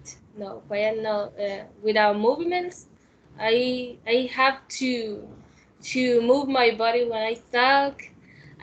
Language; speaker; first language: English; non-native, learner; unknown